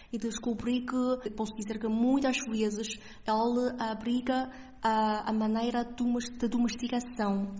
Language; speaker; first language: Portuguese; non-native, fluent; Chinese